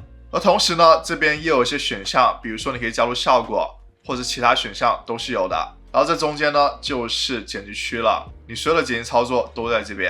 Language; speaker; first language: Chinese; native; Chinese